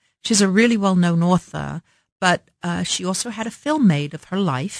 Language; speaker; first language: English; native; English